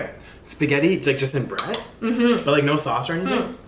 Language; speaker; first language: English; native; English